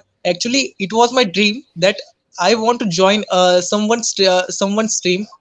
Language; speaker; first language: English; non-native, learner; Hindi